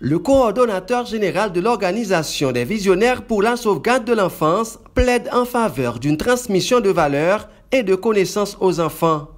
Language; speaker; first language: French; non-native, local second language; Haitian Creole